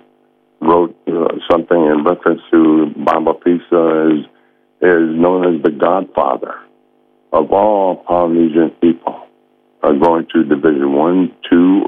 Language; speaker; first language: English; early bilingual, other home language; Samoan